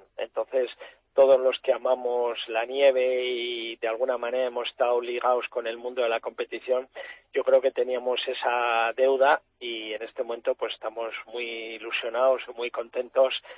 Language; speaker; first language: Spanish; native; Spanish